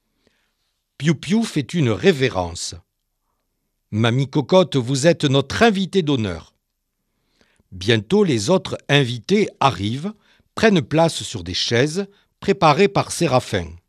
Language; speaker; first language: French; native; French